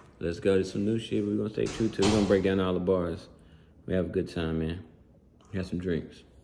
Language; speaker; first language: English; native; English